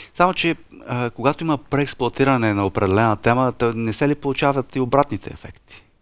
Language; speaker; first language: Bulgarian; native; Bulgarian